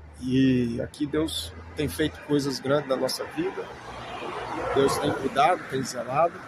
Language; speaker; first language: Portuguese; native; Portuguese